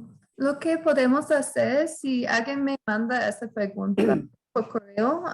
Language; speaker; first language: Spanish; non-native, fluent; English